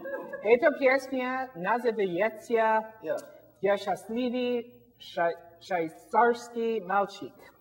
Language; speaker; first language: Russian; non-native, learner; English